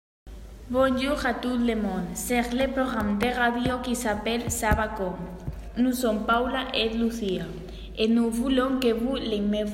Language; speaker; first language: French; non-native, learner; Spanish